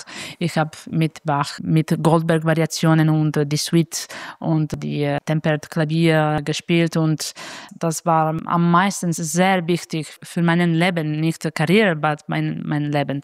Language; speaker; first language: German; non-native, fluent; Italian